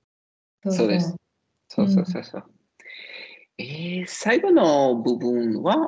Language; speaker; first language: Japanese; non-native, learner; Italian